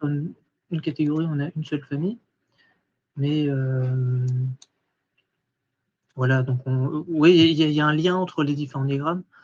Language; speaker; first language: French; native; French